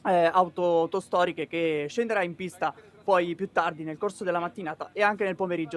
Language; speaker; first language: Italian; native; Italian